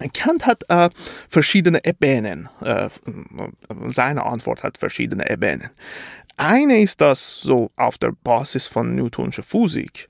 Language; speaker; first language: German; non-native, fluent; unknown